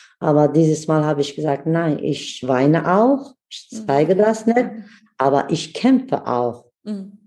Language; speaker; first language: German; non-native, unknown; Kurdish